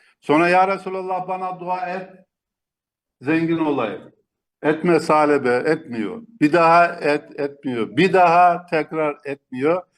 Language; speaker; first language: Turkish; native; Turkish